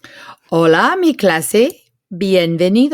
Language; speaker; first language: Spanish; non-native, fluent; English